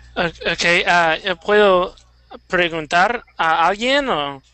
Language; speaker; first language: Spanish; non-native, learner; English